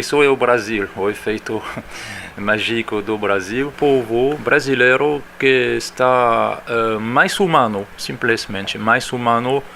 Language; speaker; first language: Portuguese; non-native, fluent; French